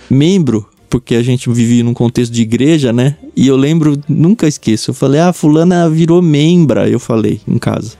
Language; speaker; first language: Portuguese; native; Portuguese